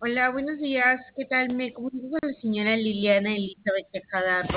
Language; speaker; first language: Spanish; native; Spanish